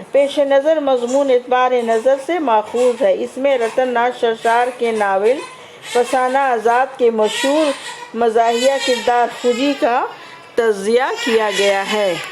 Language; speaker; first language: Urdu; native; Urdu